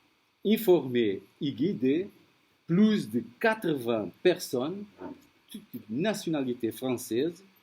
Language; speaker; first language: French; non-native, fluent; Portuguese